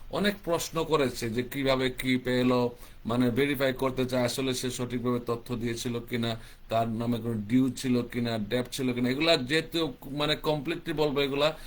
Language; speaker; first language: Bangla; early bilingual, heritage; Bangla